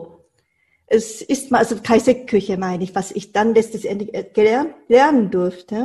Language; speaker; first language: German; non-native, fluent; Japanese